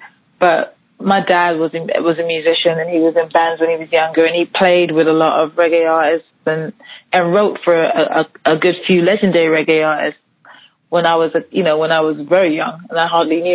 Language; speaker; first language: English; native; English